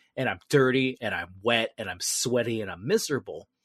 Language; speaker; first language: English; early bilingual, other home language; Vietnamese